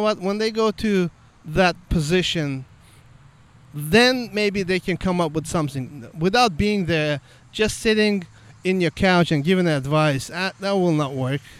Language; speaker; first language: English; non-native, fluent; Azerbaijani